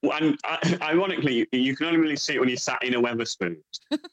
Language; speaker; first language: English; native; English